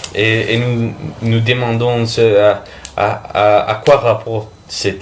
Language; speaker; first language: French; non-native, fluent; Spanish